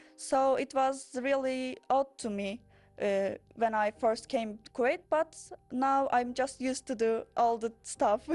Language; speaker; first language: English; non-native, learner; Turkish